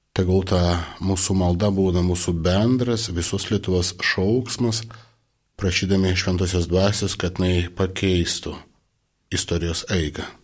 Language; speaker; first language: Lithuanian; non-native, local second language; Polish